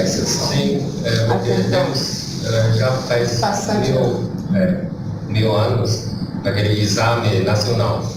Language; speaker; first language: Portuguese; non-native, learner; Chinese